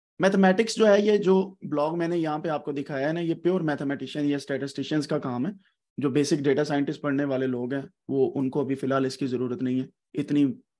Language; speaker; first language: Urdu; non-native, local second language; Punjabi